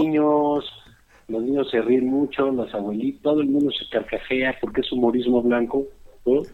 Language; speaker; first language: Spanish; native; Spanish